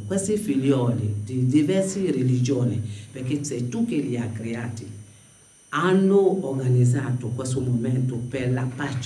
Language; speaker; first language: Italian; non-native, fluent; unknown